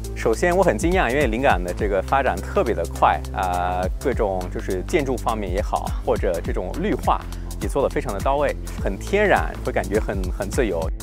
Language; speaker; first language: Chinese; non-native, fluent; French